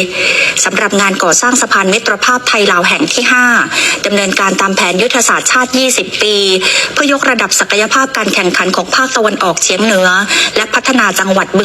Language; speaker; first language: Thai; native; Thai